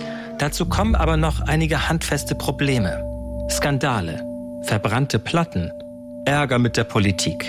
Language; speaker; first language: German; native; German